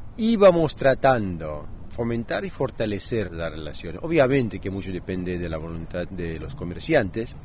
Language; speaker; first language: Spanish; native; Spanish